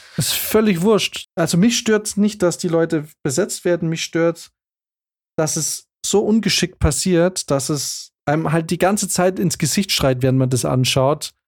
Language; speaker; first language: German; early bilingual, other home language; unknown